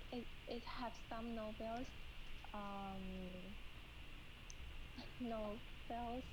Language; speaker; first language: English; non-native, learner; Chinese